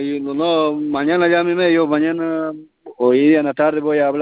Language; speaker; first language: Spanish; non-native, learner; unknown